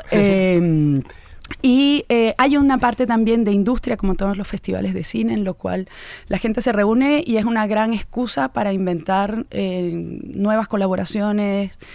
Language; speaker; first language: Spanish; native; Spanish